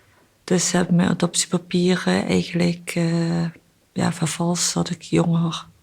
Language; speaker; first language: Dutch; early bilingual, other home language; Korean